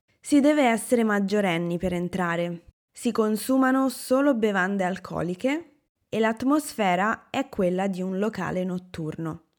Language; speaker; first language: Italian; native; Italian